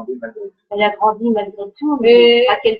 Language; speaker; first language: French; native; French